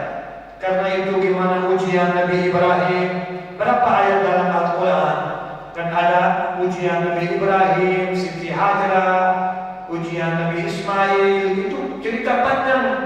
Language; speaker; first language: Indonesian; non-native, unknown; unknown